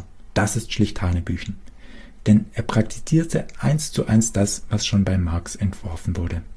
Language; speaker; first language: German; native; German